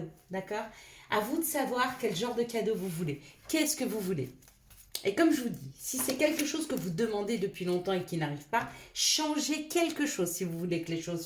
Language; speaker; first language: French; native; French